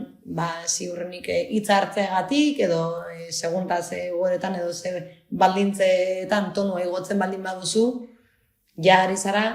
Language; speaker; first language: Basque; native; Basque